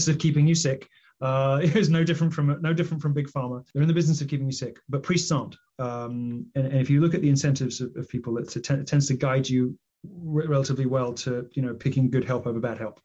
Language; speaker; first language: English; native; English